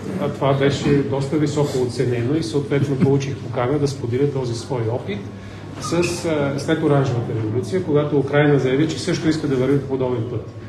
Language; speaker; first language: Bulgarian; native; Bulgarian